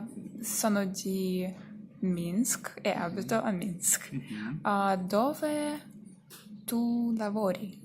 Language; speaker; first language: Italian; non-native, learner; Russian